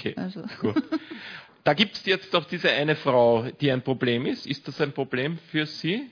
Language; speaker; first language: German; native; German